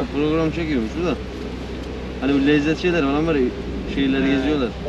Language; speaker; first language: Turkish; native; Turkish